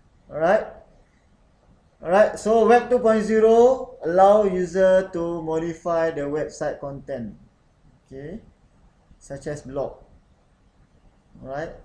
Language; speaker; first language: English; non-native, local second language; Malay